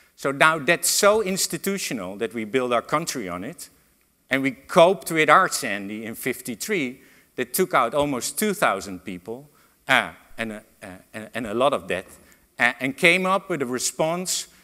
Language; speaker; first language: English; non-native, fluent; Dutch